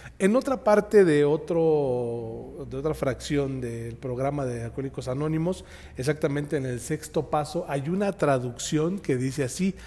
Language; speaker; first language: Spanish; native; Spanish